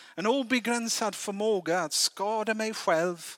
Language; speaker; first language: Swedish; non-native, fluent; English